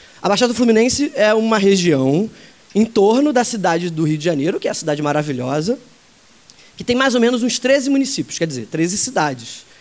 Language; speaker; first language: Portuguese; native; Portuguese